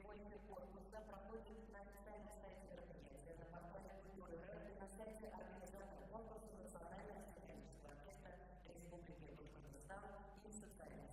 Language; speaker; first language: Russian; native; Russian